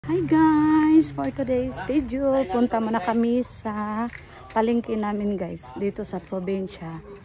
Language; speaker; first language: Filipino; non-native, local second language; Cebuano